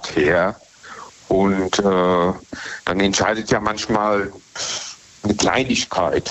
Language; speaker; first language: German; native; German